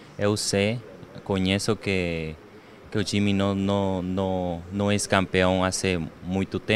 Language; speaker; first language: Portuguese; non-native, learner; Spanish